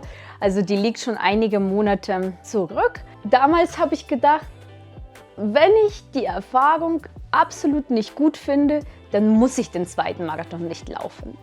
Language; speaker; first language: German; non-native, fluent; Russian